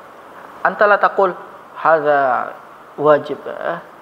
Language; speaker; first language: Arabic; non-native, fluent; Indonesian